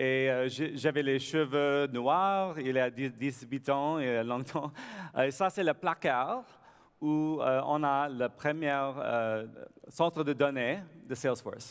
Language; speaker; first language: French; non-native, learner; English